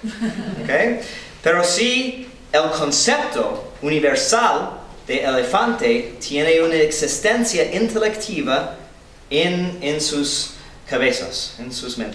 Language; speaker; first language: Spanish; non-native, fluent; English